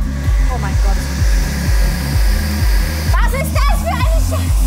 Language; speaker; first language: German; native; German